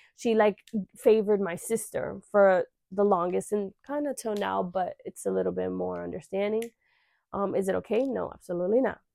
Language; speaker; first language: English; early bilingual, other home language; Spanish